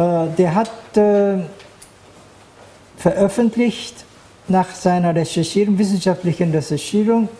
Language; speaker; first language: German; non-native, fluent; Japanese